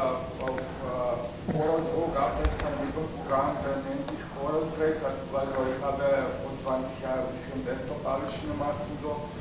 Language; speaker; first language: German; non-native, learner; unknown